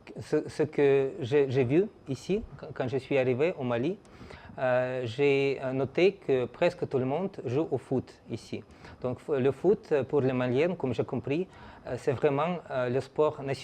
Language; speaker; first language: French; non-native, fluent; Russian